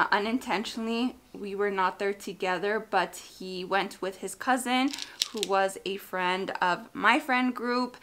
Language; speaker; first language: English; native; English